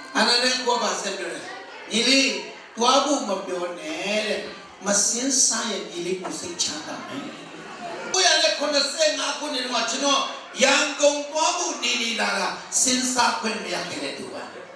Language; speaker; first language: Burmese; non-native, local second language; Tedim Chin